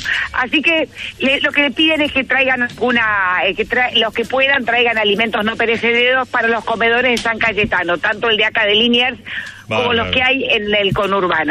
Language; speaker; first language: Spanish; native; Spanish